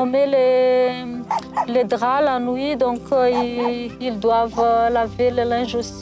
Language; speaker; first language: French; non-native, local second language; Malagasy